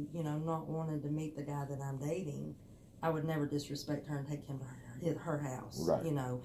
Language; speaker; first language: English; native; English